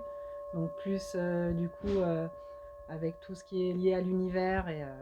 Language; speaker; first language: French; native; French